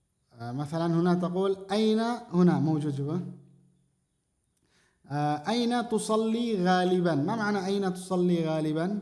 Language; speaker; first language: Arabic; non-native, fluent; Indonesian